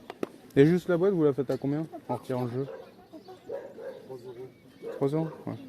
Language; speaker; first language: French; native; French